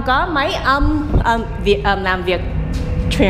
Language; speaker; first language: Vietnamese; early bilingual, heritage; Vietnamese